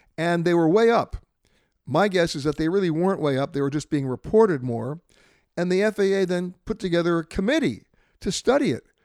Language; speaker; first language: English; native; English